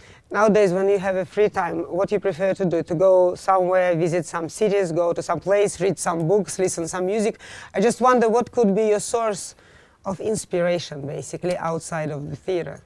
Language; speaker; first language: English; non-native, fluent; Russian